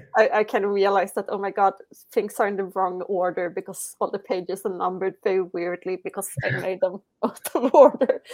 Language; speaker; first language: English; non-native, fluent; Swedish